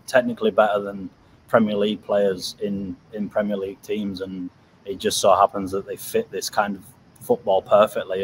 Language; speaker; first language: English; native; English